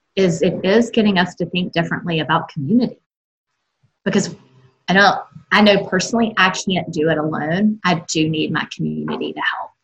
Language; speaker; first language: English; native; English